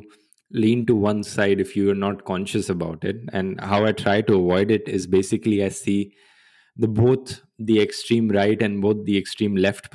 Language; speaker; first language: English; non-native, local second language; Hindi